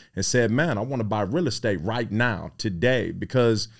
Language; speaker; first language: English; native; English